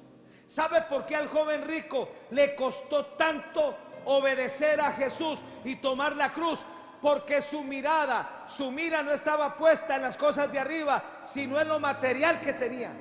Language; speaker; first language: Spanish; native; Spanish